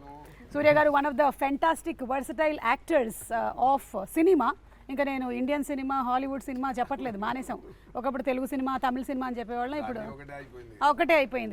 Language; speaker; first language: Telugu; native; Telugu